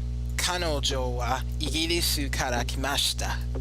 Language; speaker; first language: Japanese; non-native, learner; English